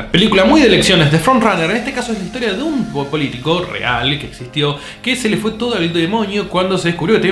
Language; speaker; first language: Spanish; native; Spanish